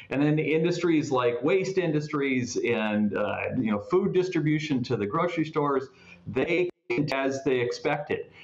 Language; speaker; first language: English; native; English